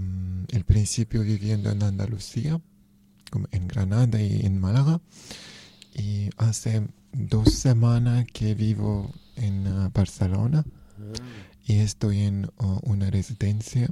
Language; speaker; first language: Spanish; non-native, learner; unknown